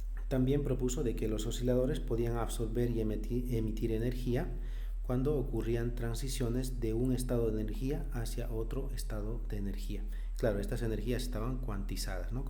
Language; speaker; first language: Spanish; native; Spanish